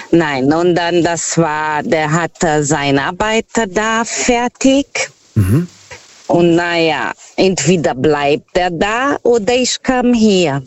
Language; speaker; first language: German; non-native, fluent; Portuguese